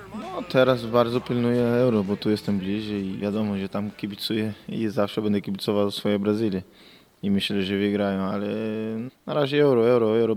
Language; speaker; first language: Polish; non-native, fluent; Portuguese